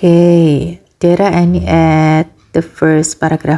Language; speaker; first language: English; non-native, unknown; Indonesian